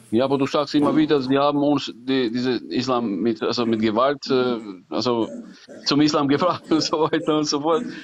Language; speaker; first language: German; non-native, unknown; Albanian